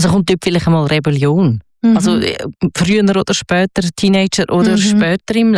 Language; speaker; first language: German; native; German